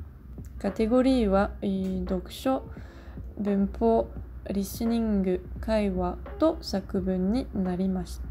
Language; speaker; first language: Japanese; non-native, learner; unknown